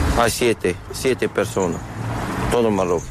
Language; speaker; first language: Spanish; non-native, learner; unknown